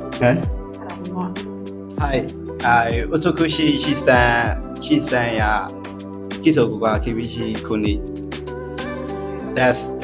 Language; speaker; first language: Japanese; non-native, learner; Burmese